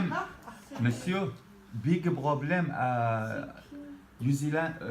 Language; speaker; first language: French; non-native, learner; Arabic